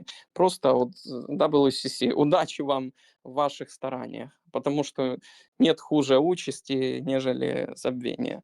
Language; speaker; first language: Russian; native; Russian